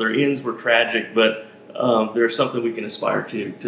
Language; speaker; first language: English; native; English